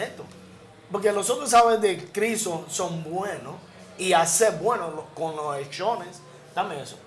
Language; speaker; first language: Spanish; non-native, learner; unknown